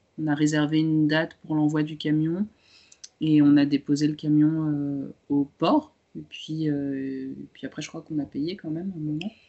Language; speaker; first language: French; early bilingual, other home language; Romanian